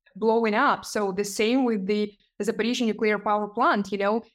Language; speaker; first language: English; non-native, fluent; Ukrainian